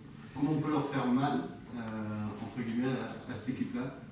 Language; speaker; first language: French; native; French